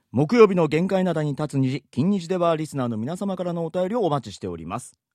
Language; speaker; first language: Japanese; native; Japanese